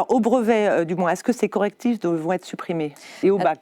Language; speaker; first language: French; native; French